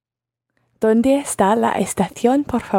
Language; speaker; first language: Spanish; non-native, learner; English